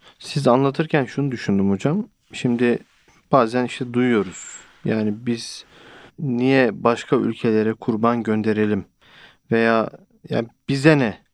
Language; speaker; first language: Turkish; native; Turkish